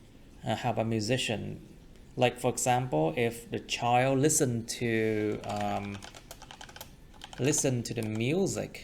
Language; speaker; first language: English; non-native, fluent; Vietnamese